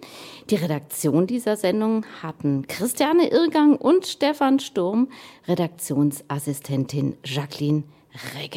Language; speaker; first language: German; native; German